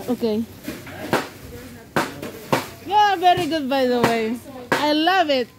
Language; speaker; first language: English; non-native, learner; Filipino